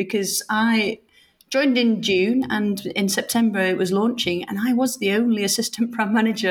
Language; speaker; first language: English; native; English